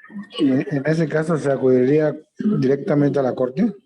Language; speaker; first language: Spanish; native; Spanish